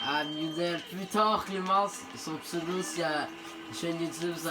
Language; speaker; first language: French; native; French